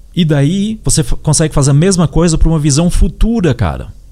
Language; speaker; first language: Portuguese; early bilingual, heritage; Portuguese